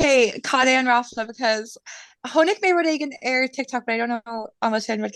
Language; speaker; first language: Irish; non-native, local second language; English